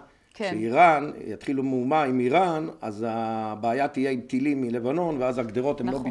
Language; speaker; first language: Hebrew; native; Hebrew